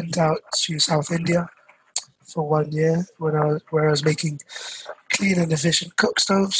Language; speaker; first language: English; native; English